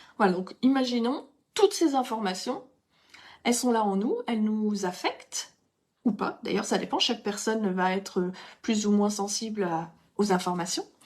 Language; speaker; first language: French; native; French